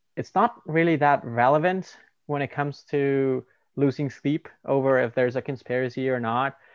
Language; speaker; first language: English; non-native, fluent; Spanish